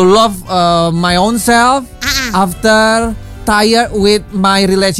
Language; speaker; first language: English; non-native, learner; Indonesian